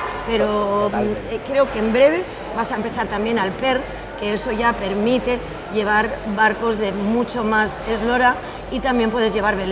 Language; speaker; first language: Spanish; native; Spanish